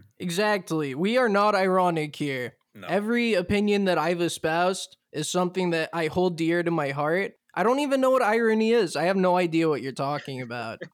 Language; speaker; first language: English; native; English